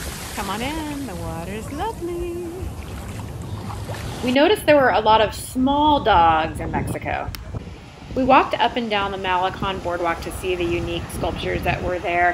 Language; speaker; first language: English; native; English